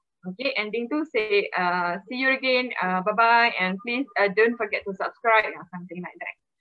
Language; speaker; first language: English; non-native, local second language; Malay